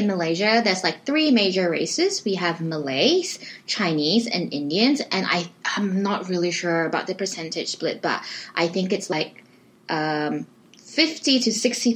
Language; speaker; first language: English; native; English